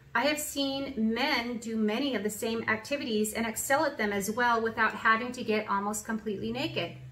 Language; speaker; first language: English; native; English